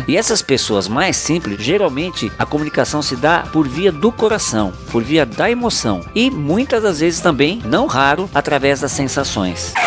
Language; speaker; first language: Portuguese; native; Portuguese